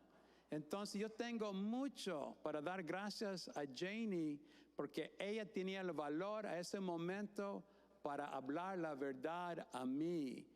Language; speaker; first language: Spanish; non-native, fluent; English